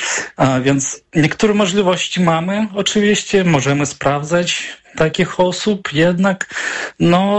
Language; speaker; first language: Polish; non-native, fluent; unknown